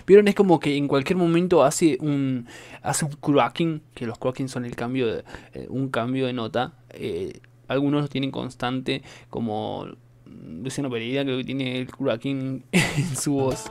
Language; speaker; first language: Spanish; native; Spanish